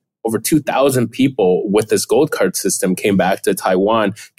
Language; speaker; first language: English; early bilingual, other home language; Chinese